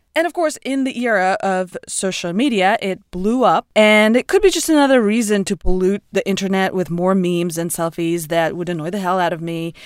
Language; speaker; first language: English; non-native, fluent; Russian